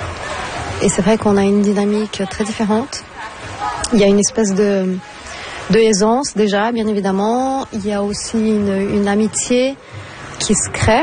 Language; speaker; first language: French; non-native, fluent; Portuguese